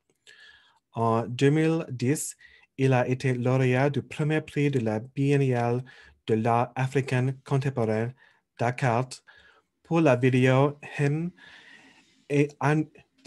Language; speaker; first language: French; non-native, local second language; English